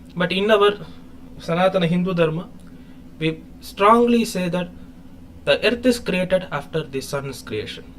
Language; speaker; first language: English; non-native, local second language; Tamil